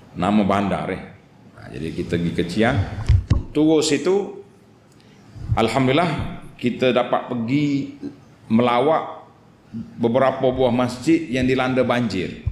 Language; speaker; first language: Malay; native; Malay